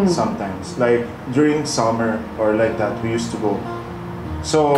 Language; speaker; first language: English; non-native, fluent; Arabic